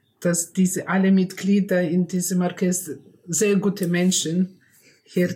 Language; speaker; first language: German; non-native, learner; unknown